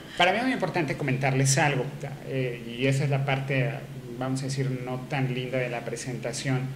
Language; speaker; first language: Spanish; native; Spanish